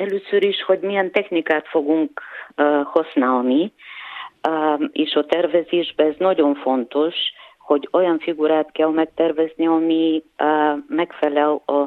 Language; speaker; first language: Hungarian; non-native, fluent; Bulgarian